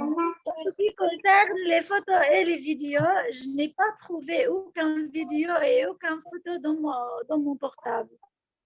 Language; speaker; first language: French; non-native, fluent; Arabic